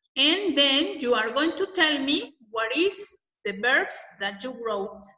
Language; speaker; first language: English; non-native, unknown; Spanish